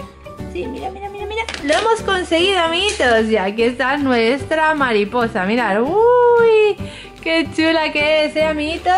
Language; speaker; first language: Spanish; native; Spanish